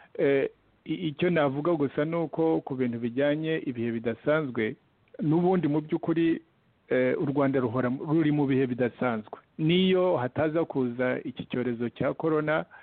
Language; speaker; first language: Kinyarwanda; early bilingual, heritage; Kinyarwanda